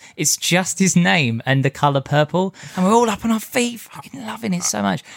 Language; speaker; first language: English; native; English